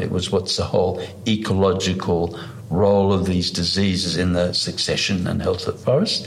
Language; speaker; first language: English; native; English